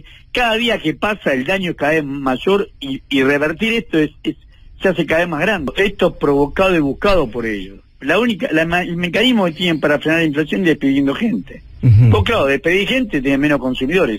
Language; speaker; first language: Spanish; native; Spanish